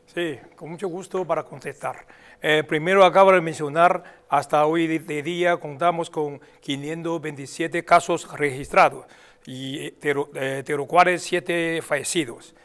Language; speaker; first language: Spanish; non-native, fluent; Chinese